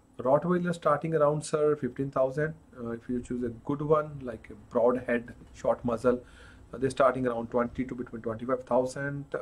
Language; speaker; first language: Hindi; non-native, local second language; Punjabi